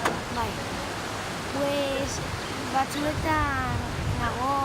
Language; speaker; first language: Basque; non-native, local second language; Spanish